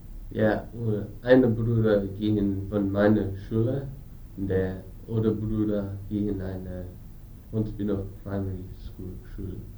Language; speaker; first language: German; non-native, learner; English